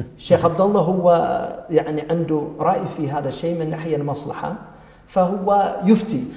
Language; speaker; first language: Arabic; non-native, fluent; English